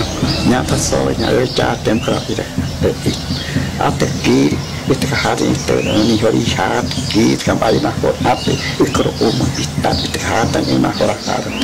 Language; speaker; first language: Portuguese; non-native, local second language; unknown